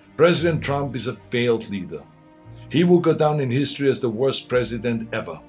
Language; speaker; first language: English; non-native, fluent; German